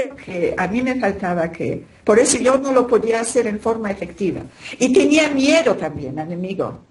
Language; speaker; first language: Spanish; non-native, fluent; Polish